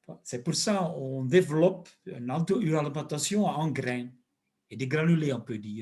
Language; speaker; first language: French; non-native, local second language; Dutch